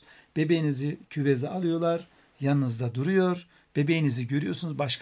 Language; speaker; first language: Turkish; native; Turkish